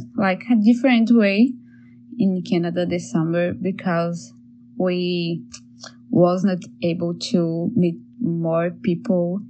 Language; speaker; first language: English; non-native, learner; Portuguese